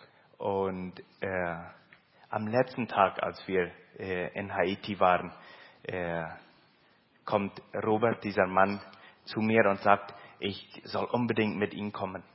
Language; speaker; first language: German; early bilingual, heritage; Plautdietsch